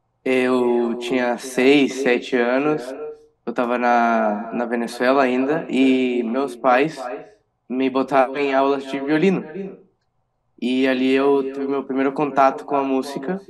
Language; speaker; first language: Portuguese; early bilingual, other home language; Spanish